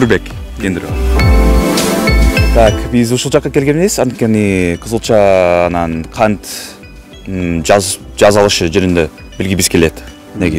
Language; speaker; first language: Kyrgyz; non-native, fluent; English